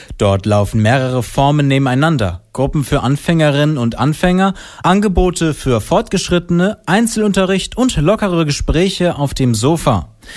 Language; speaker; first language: German; native; German